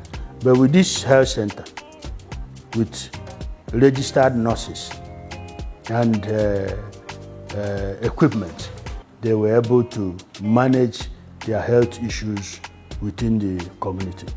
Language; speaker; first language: English; non-native, local second language; Igbo